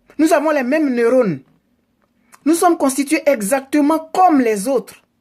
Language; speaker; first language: French; native; French